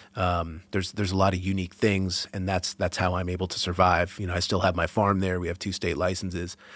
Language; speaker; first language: English; native; English